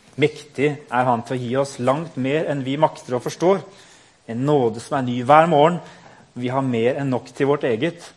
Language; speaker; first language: Norwegian; native; Norwegian